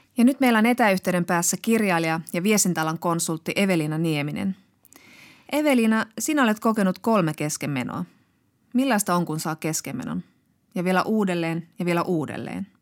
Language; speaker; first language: Finnish; native; Finnish